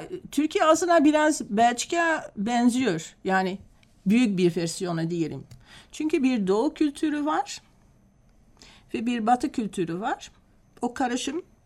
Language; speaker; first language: Turkish; non-native, fluent; Dutch